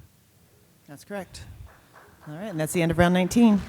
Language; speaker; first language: English; native; English